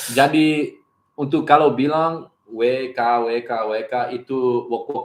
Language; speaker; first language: Indonesian; non-native, learner; English